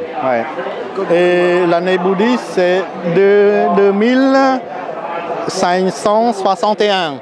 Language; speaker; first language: French; non-native, learner; Khmer